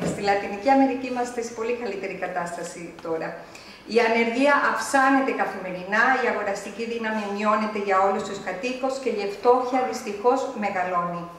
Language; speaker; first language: Greek; non-native, fluent; Spanish